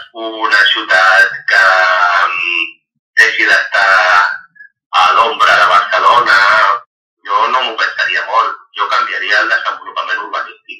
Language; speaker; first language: Catalan; non-native, local second language; Spanish